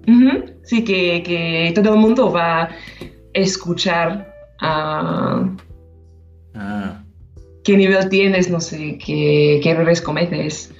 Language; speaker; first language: Spanish; non-native, fluent; Slovak